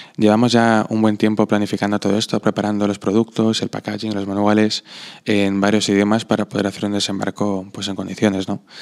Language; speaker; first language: Spanish; non-native, fluent; Slovak